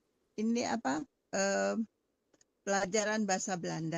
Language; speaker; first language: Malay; non-native, learner; Indonesian